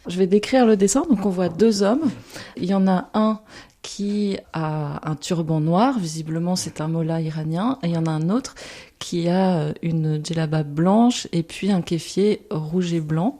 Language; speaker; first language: French; native; French